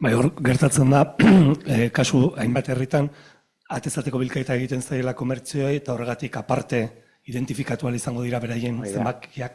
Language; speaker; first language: Basque; native; Basque